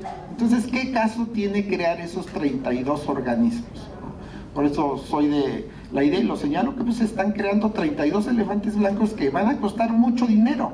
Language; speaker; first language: Spanish; native; Spanish